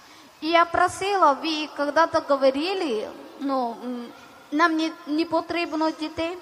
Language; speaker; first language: Ukrainian; non-native, learner; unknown